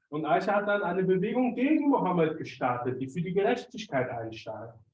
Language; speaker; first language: German; native; German